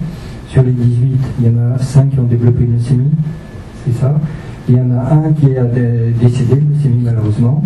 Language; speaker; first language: French; native; French